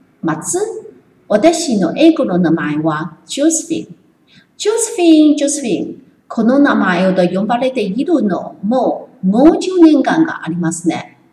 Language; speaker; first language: Japanese; non-native, learner; Chinese